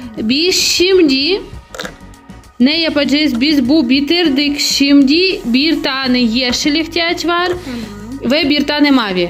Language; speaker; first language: Turkish; non-native, learner; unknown